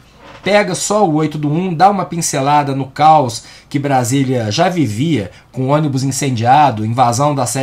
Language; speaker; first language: Portuguese; native; Portuguese